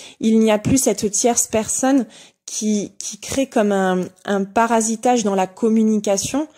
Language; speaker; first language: French; native; French